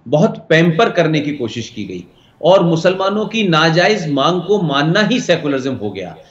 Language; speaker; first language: Hindi; native; Hindi